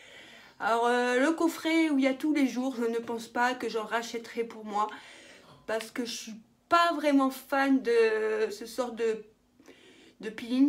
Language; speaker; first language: French; native; French